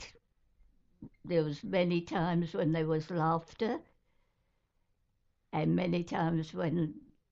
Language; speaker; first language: English; native; English